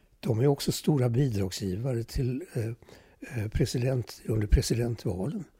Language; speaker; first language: Swedish; early bilingual, other home language; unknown